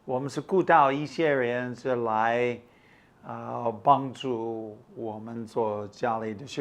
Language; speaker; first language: Chinese; non-native, fluent; English